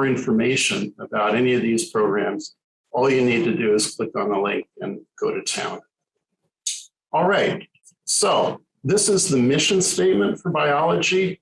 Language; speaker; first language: English; native; English